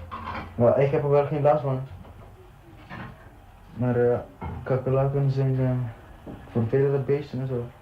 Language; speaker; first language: Dutch; early bilingual, other home language; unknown